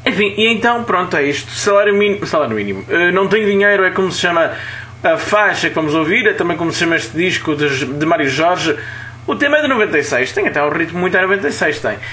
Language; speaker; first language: Portuguese; native; Portuguese